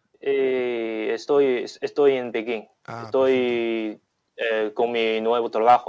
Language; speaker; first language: Spanish; non-native, learner; Chinese